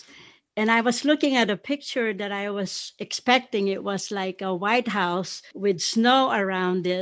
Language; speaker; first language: English; non-native, local second language; Pampanga